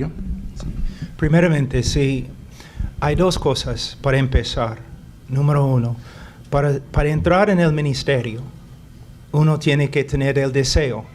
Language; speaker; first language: Spanish; non-native, fluent; English